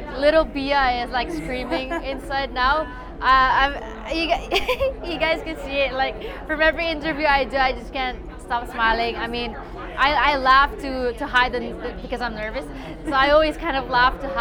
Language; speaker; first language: English; non-native, local second language; Filipino